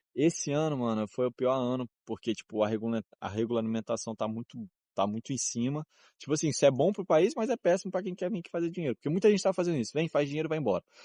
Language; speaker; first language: Portuguese; native; Portuguese